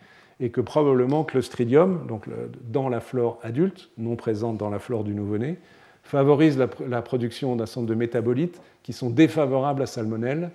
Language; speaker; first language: French; native; French